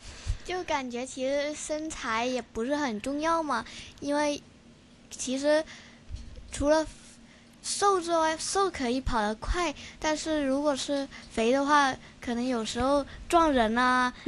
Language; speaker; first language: Chinese; non-native, local second language; Cantonese